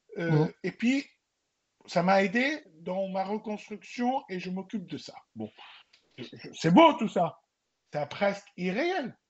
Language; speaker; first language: French; non-native, local second language; Arabic